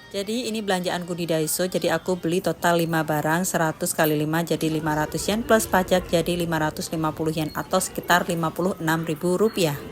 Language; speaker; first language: Indonesian; native; Indonesian